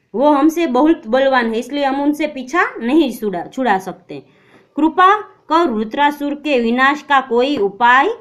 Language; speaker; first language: Hindi; non-native, local second language; Gujarati